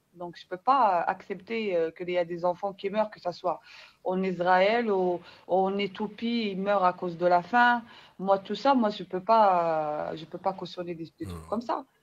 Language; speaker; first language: French; native; French